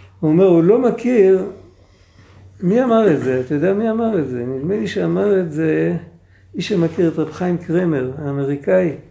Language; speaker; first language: Hebrew; non-native, fluent; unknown